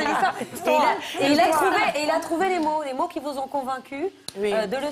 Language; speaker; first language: French; native; French